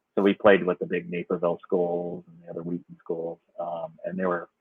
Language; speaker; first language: English; native; English